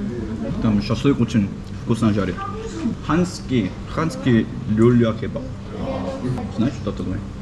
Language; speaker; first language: Russian; non-native, fluent; Korean